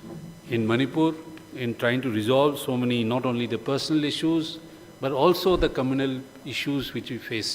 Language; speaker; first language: English; non-native, local second language; Manipuri